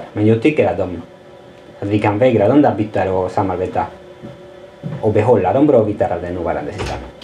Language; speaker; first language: Swedish; non-native, fluent; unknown